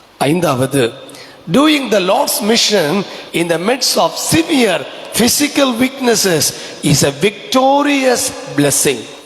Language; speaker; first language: English; non-native, local second language; Tamil